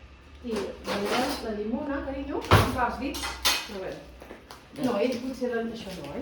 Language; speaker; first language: Catalan; native; Catalan